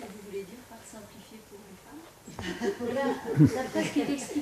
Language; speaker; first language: French; native; French